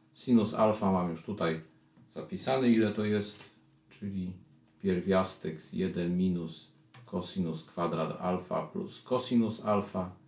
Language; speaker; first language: Polish; native; Polish